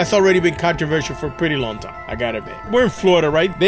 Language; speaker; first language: English; early bilingual, other home language; Spanish